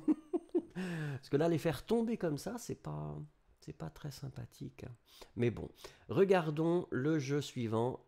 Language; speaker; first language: French; native; French